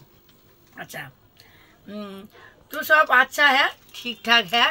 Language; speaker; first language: Hindi; non-native, local second language; Bangla